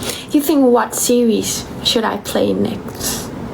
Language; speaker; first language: English; non-native, learner; Thai